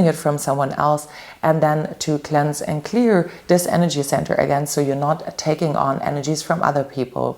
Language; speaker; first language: English; non-native, fluent; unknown